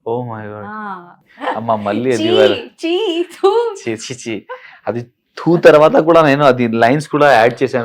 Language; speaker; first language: Telugu; non-native, learner; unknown